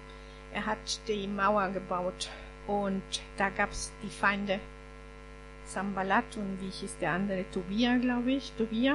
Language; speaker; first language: German; non-native, fluent; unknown